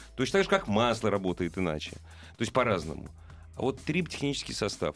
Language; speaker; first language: Russian; native; Russian